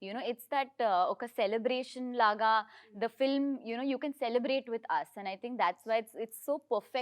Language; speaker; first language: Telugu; non-native, learner; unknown